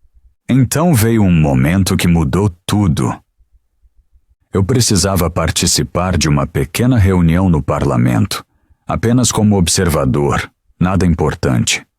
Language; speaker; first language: Portuguese; non-native, fluent; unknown